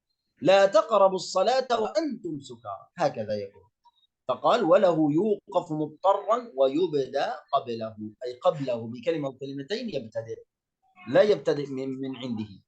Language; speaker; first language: Arabic; native; Arabic